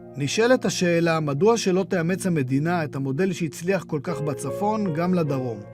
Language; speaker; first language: Hebrew; native; Hebrew